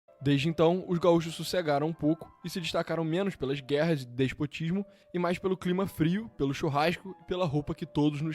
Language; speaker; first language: Portuguese; native; Portuguese